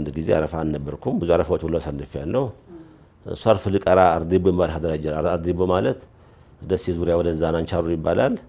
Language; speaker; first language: Amharic; native; Amharic